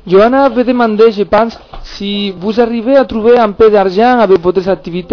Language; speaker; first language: French; non-native, learner; Spanish